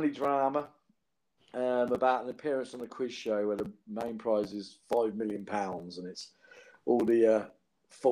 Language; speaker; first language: English; native; English